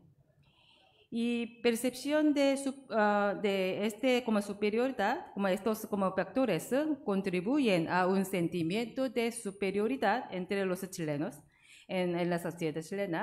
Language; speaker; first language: Spanish; non-native, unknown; Korean